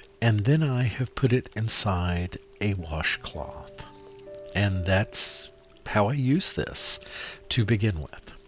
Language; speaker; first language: English; native; English